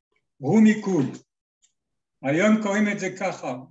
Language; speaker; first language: Hebrew; non-native, fluent; French